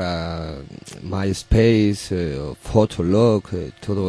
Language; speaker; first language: Spanish; non-native, learner; English